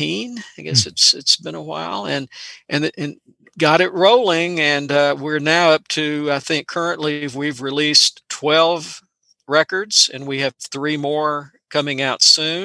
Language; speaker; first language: English; native; English